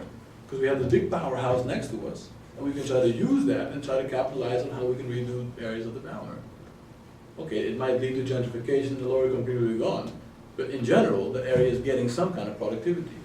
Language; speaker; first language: English; non-native, fluent; Dutch